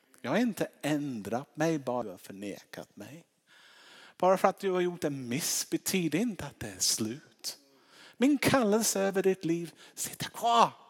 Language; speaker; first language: Swedish; non-native, fluent; English